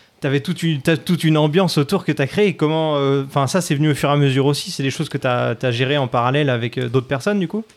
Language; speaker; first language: French; native; French